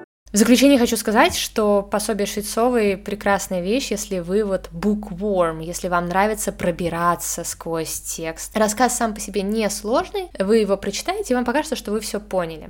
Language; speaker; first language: Russian; native; Russian